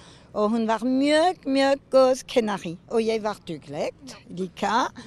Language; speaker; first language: Icelandic; non-native, learner; French